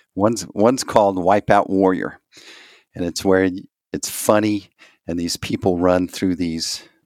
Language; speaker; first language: English; native; English